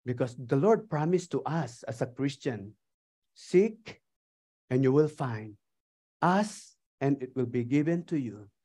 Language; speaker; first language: English; non-native, local second language; Filipino